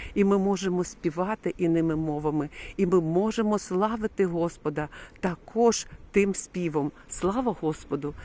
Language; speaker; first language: Ukrainian; non-native, local second language; Russian